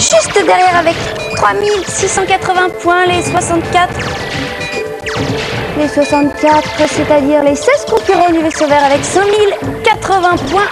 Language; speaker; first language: French; native; French